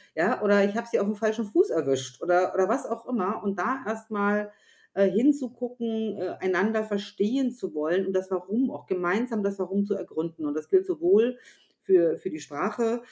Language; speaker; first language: German; native; German